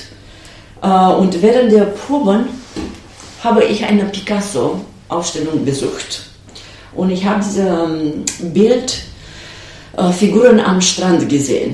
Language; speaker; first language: German; non-native, fluent; Romanian